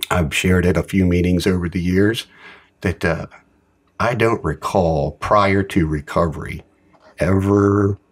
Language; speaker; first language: English; native; English